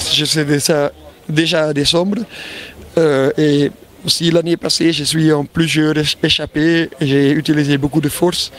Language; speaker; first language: French; non-native, local second language; Dutch